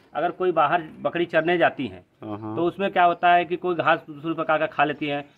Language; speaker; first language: Hindi; native; Hindi